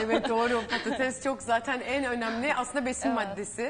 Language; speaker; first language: Turkish; native; Turkish